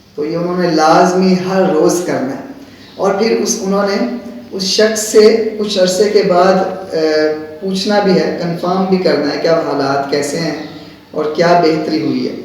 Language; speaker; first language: Urdu; non-native, local second language; Punjabi